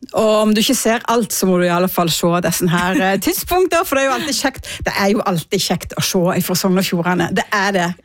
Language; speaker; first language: Norwegian; native; Norwegian